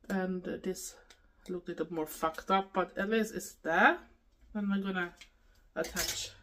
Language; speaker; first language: English; non-native, fluent; Swedish